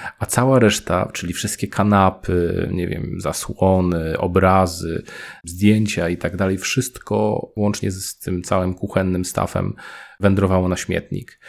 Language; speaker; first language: Polish; native; Polish